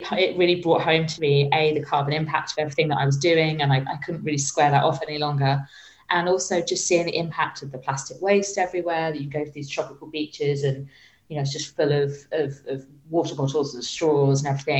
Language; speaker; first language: English; native; English